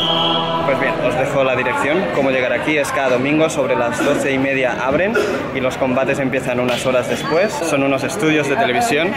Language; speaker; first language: Spanish; non-native, local second language; Catalan